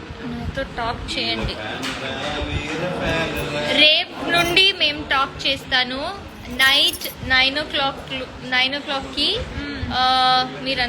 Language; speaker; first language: Telugu; non-native, learner; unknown